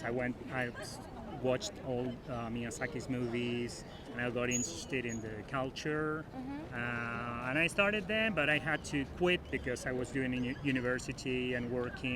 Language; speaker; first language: English; non-native, local second language; Spanish